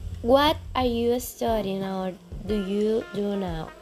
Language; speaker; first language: English; non-native, learner; Spanish